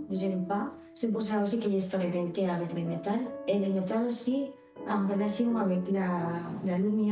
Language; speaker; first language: French; non-native, fluent; Spanish